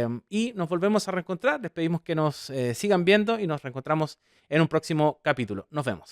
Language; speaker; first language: Spanish; native; Spanish